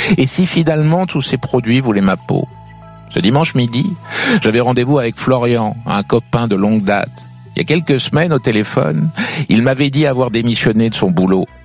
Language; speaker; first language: French; native; French